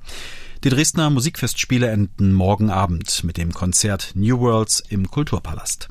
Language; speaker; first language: German; native; German